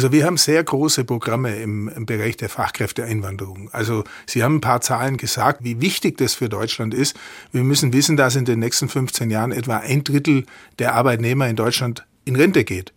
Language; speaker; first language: German; native; German